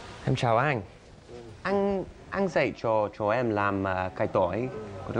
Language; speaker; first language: Vietnamese; non-native, learner; English